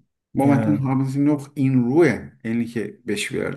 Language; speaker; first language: German; non-native, learner; Turkish